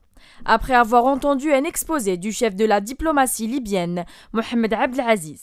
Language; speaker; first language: French; non-native, local second language; Arabic